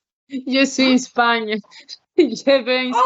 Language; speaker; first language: French; non-native, learner; Spanish